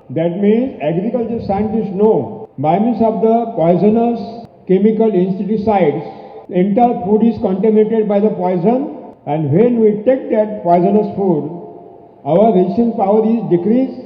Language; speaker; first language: English; non-native, local second language; Marathi